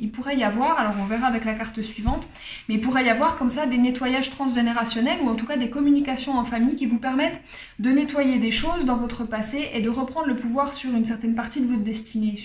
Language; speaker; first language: French; native; French